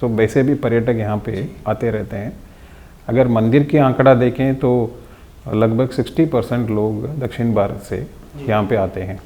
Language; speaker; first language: Hindi; non-native, local second language; Tamil